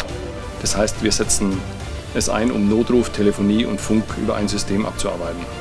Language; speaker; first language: German; native; German